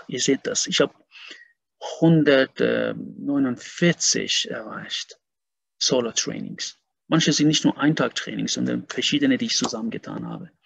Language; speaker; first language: German; non-native, fluent; Persian